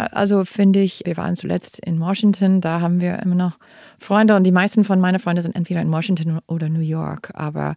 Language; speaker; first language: German; non-native, fluent; English